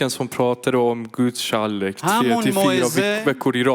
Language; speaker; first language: Swedish; non-native, fluent; Persian